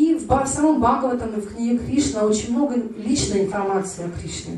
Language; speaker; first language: Russian; native; Russian